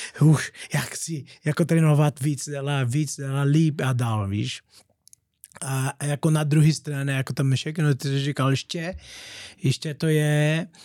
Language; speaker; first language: Czech; non-native, learner; Portuguese